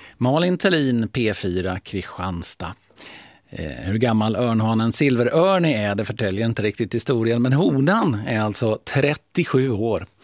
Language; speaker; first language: Swedish; native; Swedish